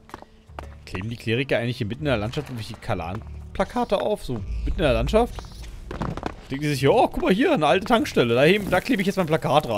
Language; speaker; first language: German; native; German